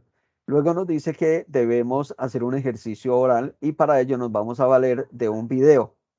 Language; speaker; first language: Spanish; native; Spanish